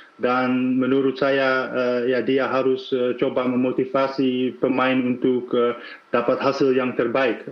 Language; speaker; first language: Indonesian; non-native, fluent; Dutch